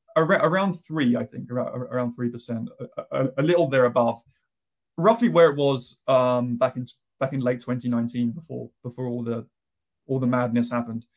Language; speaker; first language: English; native; English